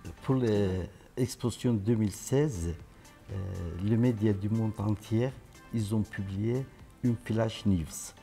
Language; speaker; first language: French; non-native, learner; Turkish